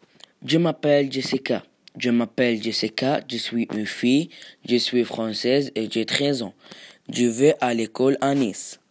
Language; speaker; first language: French; non-native, learner; Arabic